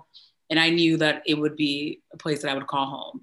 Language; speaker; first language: English; native; English